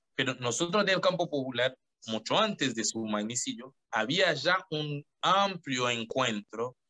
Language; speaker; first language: Spanish; non-native, fluent; Haitian Creole